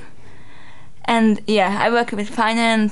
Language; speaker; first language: English; non-native, fluent; Hungarian